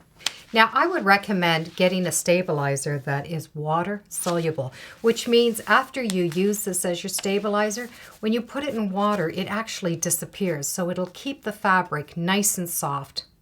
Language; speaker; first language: English; native; English